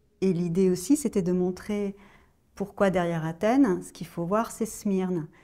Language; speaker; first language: French; native; French